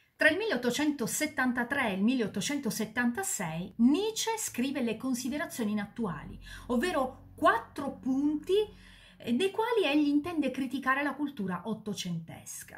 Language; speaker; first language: Italian; native; Italian